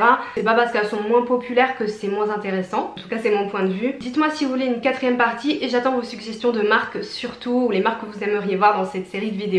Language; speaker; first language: French; native; French